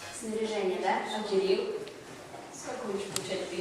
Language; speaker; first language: Russian; native; Russian